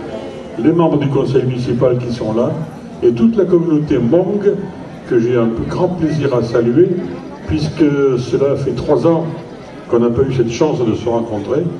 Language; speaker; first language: French; native; French